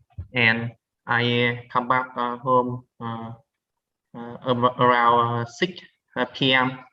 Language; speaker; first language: English; non-native, learner; Vietnamese